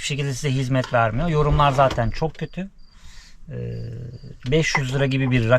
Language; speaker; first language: Turkish; native; Turkish